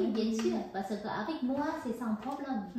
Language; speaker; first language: French; non-native, learner; Vietnamese